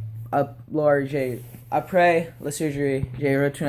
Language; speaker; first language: French; non-native, learner; English